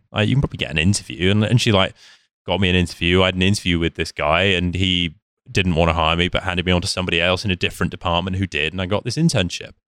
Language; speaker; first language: English; native; English